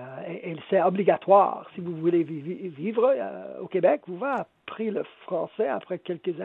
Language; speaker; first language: French; non-native, local second language; English